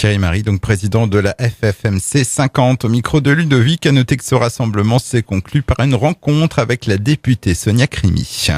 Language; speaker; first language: French; native; French